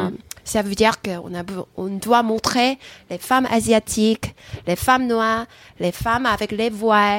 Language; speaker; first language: French; non-native, fluent; Korean